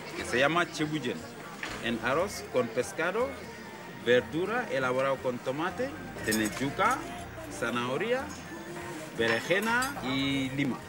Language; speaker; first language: Spanish; non-native, fluent; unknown